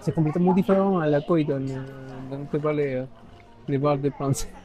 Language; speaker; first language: French; non-native, fluent; Spanish